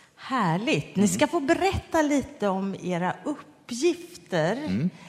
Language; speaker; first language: Swedish; native; Swedish